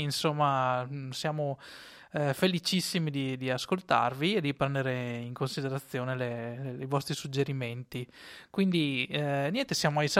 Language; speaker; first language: Italian; native; Italian